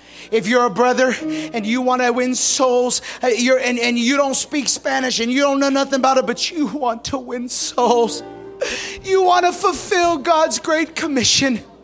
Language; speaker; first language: English; native; English